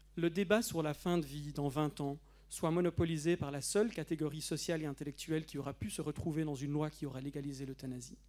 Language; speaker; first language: French; native; French